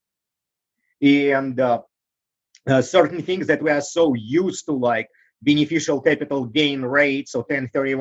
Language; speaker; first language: English; non-native, fluent; Russian